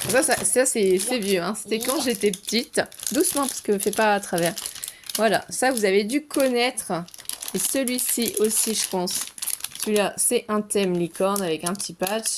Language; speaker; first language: French; native; French